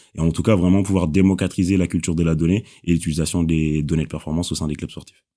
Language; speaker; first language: French; non-native, local second language; Wolof